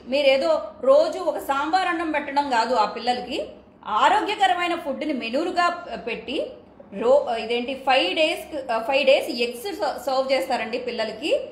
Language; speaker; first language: Telugu; native; Telugu